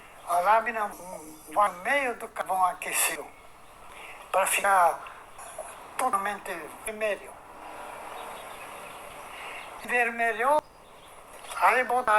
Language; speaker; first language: Portuguese; non-native, learner; Japanese